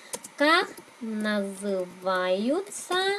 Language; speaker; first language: Russian; non-native, fluent; Vietnamese